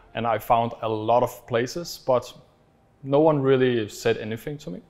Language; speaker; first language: English; non-native, fluent; Danish